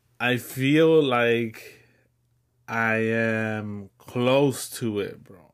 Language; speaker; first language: English; early bilingual, other home language; Spanish